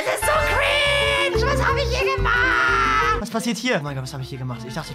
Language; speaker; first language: German; native; German